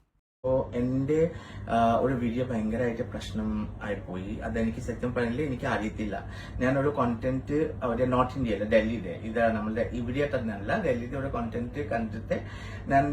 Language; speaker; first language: Malayalam; non-native, fluent; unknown